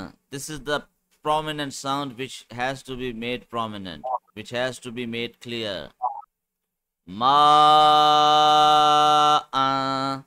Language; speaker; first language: English; non-native, local second language; Urdu